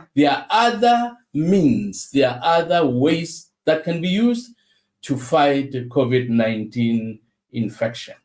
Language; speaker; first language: English; non-native, local second language; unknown